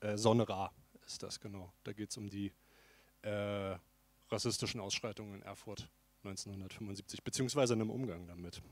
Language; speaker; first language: German; native; German